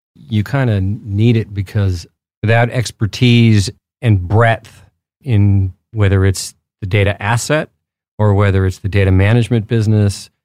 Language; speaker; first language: English; early bilingual, other home language; Spanish